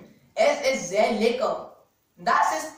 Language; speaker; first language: German; non-native, learner; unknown